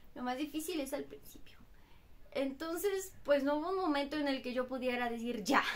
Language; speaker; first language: Spanish; non-native, fluent; Bulgarian